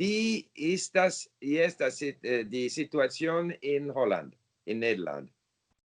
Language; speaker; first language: German; non-native, fluent; English